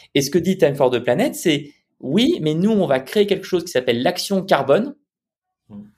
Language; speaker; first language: French; native; French